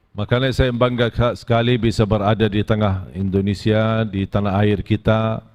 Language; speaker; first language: Malay; non-native, fluent; Arabic